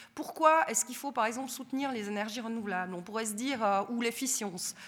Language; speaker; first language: French; native; French